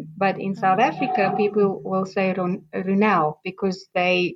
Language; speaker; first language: English; non-native, local second language; Afrikaans